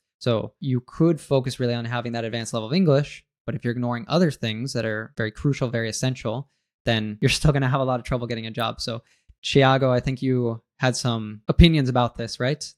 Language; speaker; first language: English; native; English